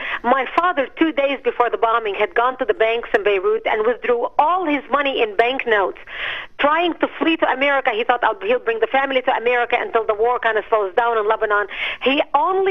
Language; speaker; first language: English; non-native, fluent; Arabic